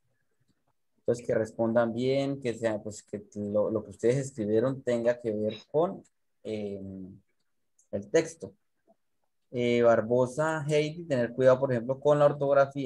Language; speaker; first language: Spanish; native; Spanish